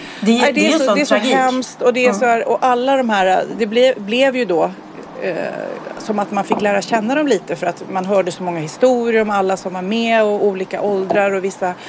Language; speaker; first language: Swedish; native; Swedish